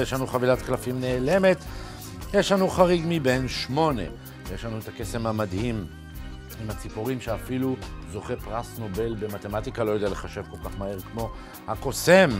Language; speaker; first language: Hebrew; native; Hebrew